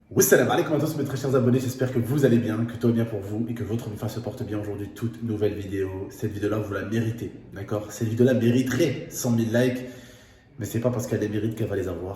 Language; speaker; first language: French; native; French